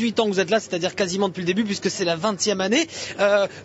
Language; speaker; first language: French; native; French